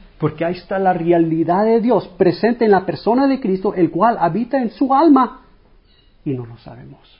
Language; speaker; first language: Spanish; non-native, fluent; English